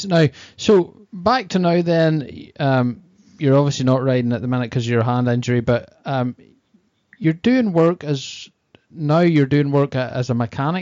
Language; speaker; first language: English; native; English